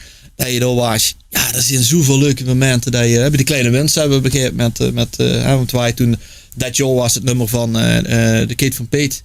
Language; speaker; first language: Dutch; native; Dutch